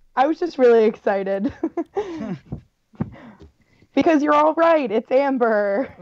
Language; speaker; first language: English; native; English